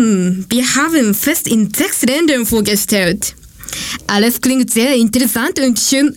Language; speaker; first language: German; non-native, learner; Japanese